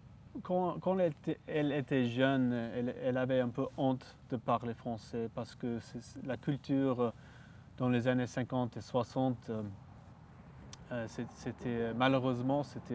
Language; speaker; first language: French; non-native, local second language; English